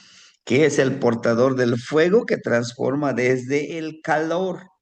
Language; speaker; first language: Spanish; native; Spanish